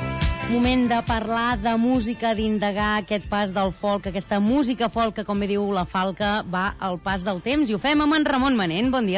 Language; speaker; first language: Catalan; native; Catalan